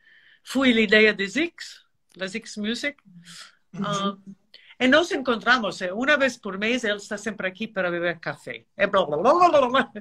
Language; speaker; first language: Spanish; non-native, learner; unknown